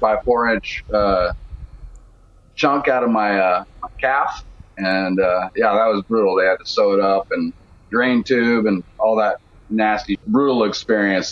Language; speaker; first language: English; native; English